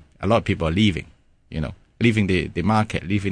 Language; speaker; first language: English; non-native, local second language; Cantonese